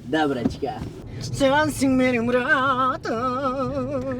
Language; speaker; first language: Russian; non-native, local second language; Kyrgyz